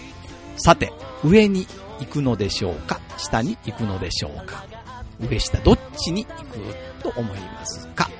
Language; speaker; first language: Japanese; native; Japanese